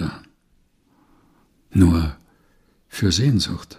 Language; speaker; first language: German; non-native, fluent; Portuguese